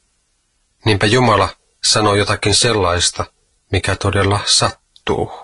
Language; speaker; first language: Finnish; native; Finnish